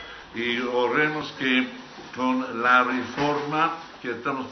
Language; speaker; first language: Spanish; non-native, fluent; English